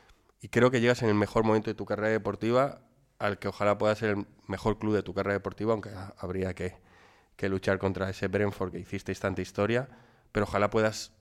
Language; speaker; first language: Spanish; native; Spanish